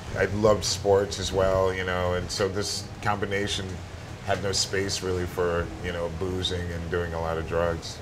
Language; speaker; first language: English; native; English